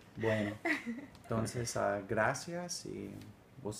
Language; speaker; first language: Spanish; early bilingual, heritage; Spanish